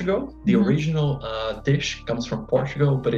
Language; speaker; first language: English; non-native, fluent; Portuguese